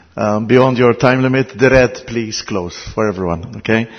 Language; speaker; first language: English; non-native, fluent; Maltese